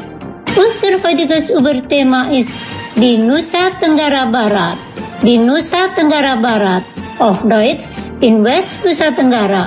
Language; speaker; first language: German; non-native, fluent; Indonesian